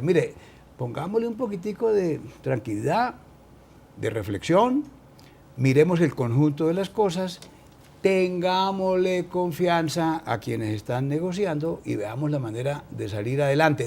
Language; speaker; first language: Spanish; native; Spanish